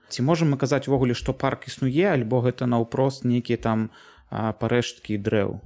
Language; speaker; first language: Belarusian; native; Belarusian